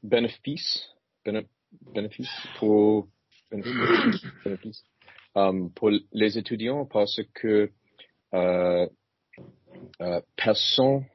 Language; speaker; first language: French; non-native, learner; English